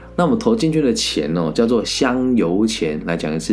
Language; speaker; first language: Chinese; native; Chinese